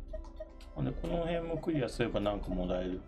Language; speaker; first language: Japanese; native; Japanese